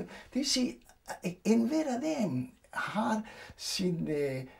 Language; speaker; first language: Norwegian; non-native, fluent; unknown